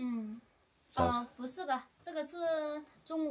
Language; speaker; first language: Chinese; non-native, learner; Vietnamese